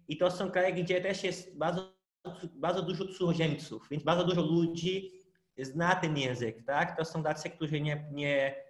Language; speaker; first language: Polish; non-native, fluent; Portuguese